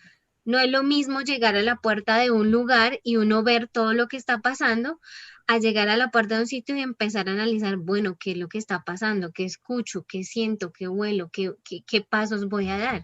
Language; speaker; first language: Spanish; native; Spanish